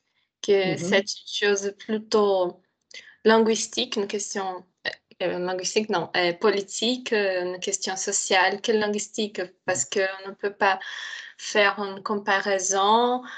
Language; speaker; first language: French; non-native, learner; Portuguese